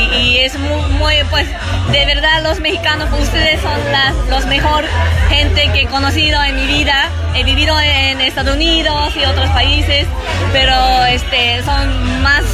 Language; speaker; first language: Spanish; non-native, learner; Japanese